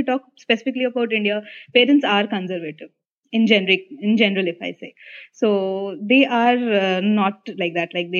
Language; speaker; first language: English; non-native, local second language; Hindi